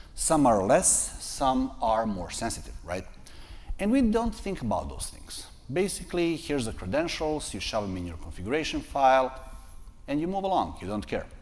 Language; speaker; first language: English; non-native, fluent; Serbian